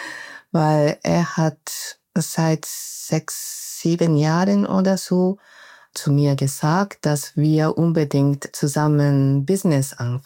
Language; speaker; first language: German; non-native, fluent; Japanese